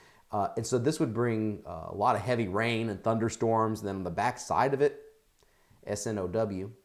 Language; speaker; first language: English; native; English